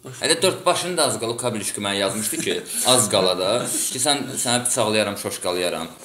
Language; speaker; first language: Azerbaijani; non-native, local second language; Russian